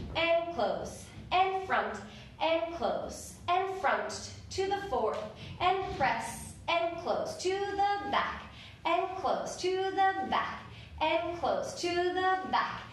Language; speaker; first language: English; native; English